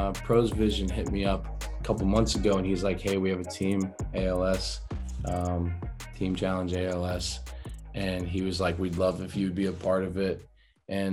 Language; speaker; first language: English; native; English